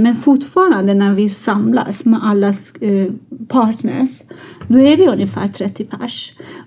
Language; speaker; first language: Swedish; non-native, fluent; Persian